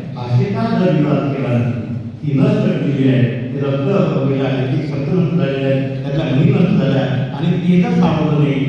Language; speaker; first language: Marathi; non-native, local second language; Bhili